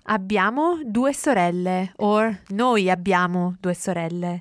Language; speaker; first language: Italian; native; Italian